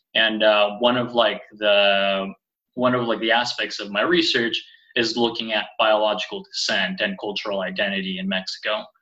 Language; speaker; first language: English; early bilingual, other home language; Spanish